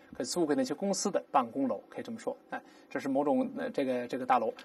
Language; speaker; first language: Chinese; native; Chinese